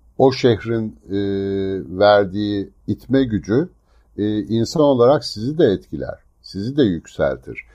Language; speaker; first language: Turkish; native; Turkish